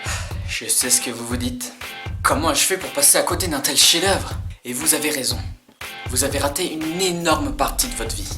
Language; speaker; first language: French; native; French